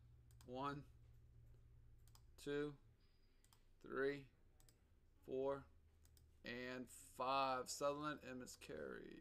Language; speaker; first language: English; native; English